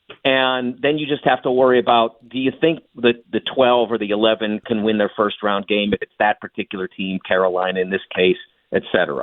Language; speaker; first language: English; native; English